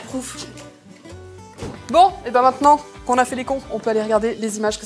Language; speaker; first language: French; native; French